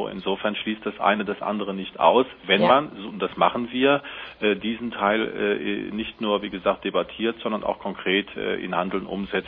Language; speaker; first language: German; native; German